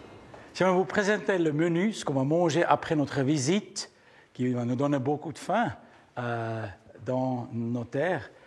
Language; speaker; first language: French; early bilingual, heritage; Spanish